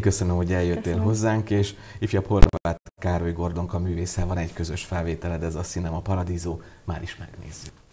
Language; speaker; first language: Hungarian; native; Hungarian